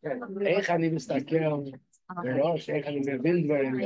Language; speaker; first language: Hebrew; non-native, fluent; English